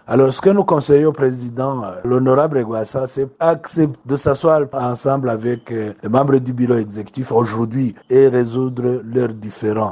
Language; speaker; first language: French; non-native, local second language; Rundi